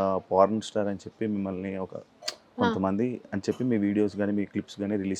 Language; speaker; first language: Telugu; native; Telugu